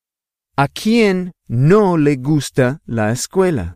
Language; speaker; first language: Spanish; non-native, fluent; English